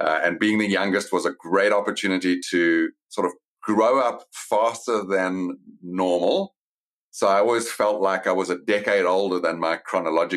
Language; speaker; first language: English; native; English